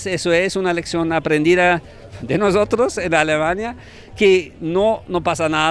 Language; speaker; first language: Spanish; non-native, fluent; German